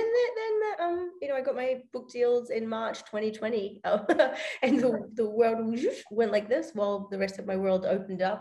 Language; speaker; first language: English; native; English